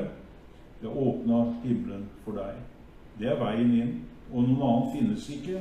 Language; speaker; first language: Norwegian; native; Norwegian